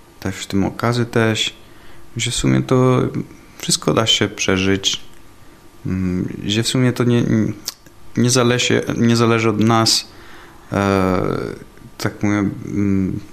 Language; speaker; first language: Polish; non-native, learner; Italian